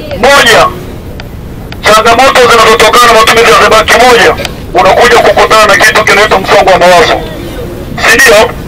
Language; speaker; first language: Swahili; native; Swahili